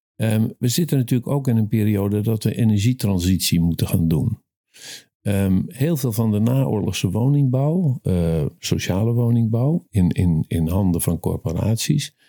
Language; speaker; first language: Dutch; native; Dutch